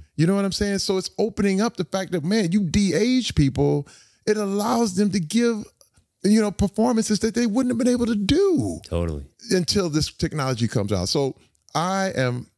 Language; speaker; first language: English; native; English